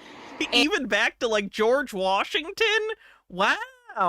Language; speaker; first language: English; native; English